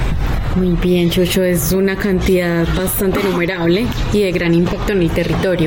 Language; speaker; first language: Spanish; native; Spanish